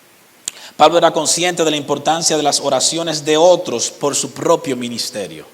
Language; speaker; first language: Spanish; native; Spanish